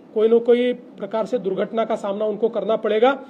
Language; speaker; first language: Hindi; non-native, local second language; Marathi